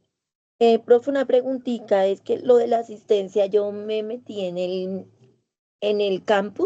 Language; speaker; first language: Spanish; native; Spanish